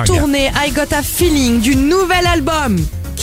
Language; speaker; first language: French; native; French